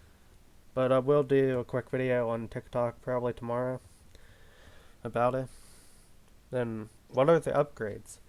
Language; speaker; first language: English; native; English